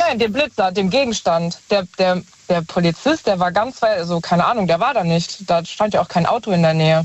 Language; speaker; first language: German; native; German